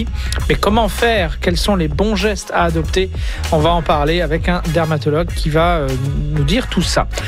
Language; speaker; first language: French; native; French